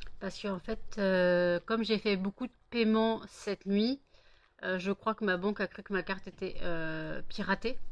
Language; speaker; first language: French; native; French